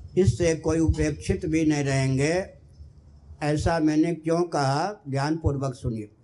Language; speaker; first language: Hindi; non-native, local second language; Maithili